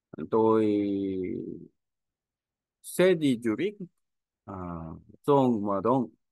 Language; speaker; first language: Vietnamese; non-native, learner; Korean